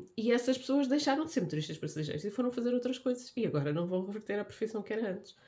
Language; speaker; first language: Portuguese; native; Portuguese